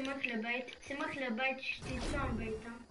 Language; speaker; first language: French; native; French